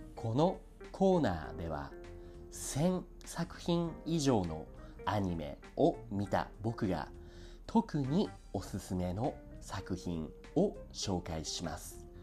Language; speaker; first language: Japanese; native; Japanese